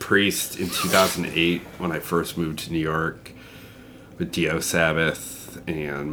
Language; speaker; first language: English; native; English